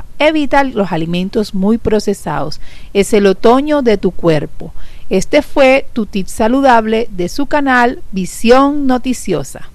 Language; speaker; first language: Spanish; native; Spanish